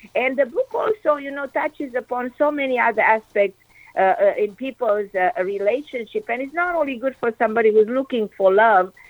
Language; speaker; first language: English; non-native, fluent; Romanian